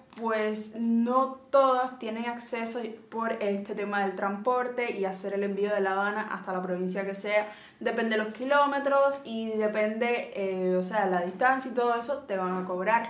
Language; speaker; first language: Spanish; native; Spanish